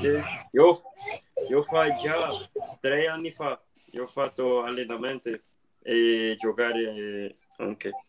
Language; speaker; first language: Italian; non-native, learner; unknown